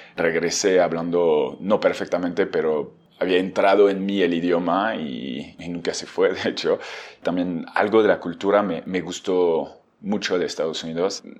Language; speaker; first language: Spanish; non-native, fluent; French